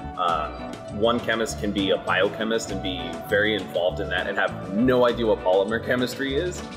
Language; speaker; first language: English; native; English